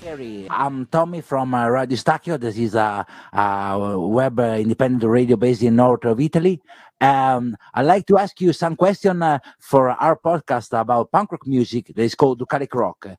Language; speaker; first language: English; non-native, fluent; Italian